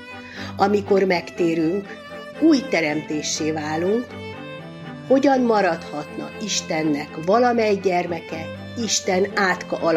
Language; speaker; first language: Hungarian; native; Hungarian